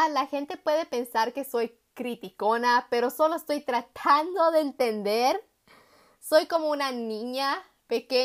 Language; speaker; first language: Spanish; early bilingual, heritage; Spanish